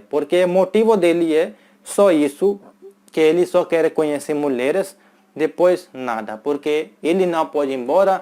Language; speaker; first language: Portuguese; non-native, fluent; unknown